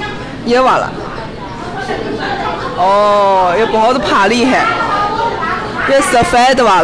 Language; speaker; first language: Hindi; non-native, fluent; Chinese